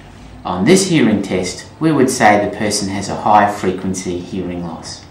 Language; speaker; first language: English; native; English